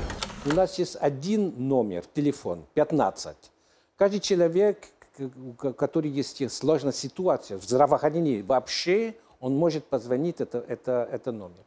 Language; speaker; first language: Russian; non-native, learner; French